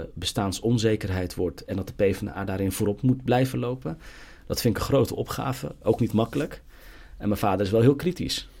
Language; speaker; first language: Dutch; native; Dutch